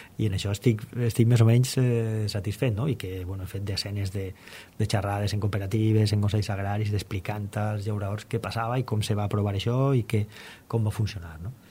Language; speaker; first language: Catalan; non-native, local second language; Spanish